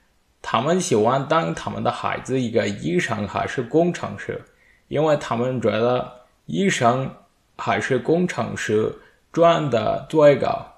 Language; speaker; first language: Chinese; non-native, learner; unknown